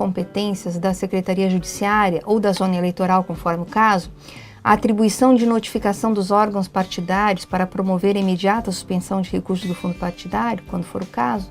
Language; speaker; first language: Portuguese; native; Portuguese